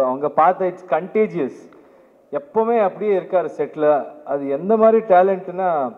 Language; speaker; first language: Tamil; non-native, learner; Kannada